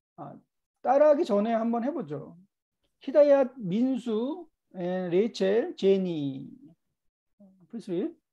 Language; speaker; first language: Korean; native; Korean